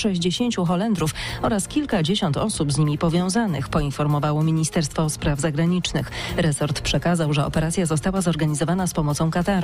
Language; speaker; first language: Polish; native; Polish